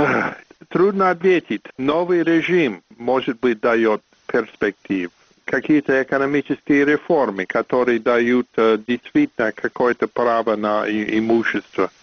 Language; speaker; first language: Russian; non-native, fluent; English